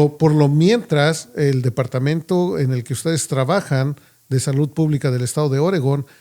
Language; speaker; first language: Spanish; native; Spanish